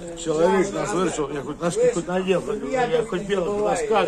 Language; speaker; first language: Russian; native; Russian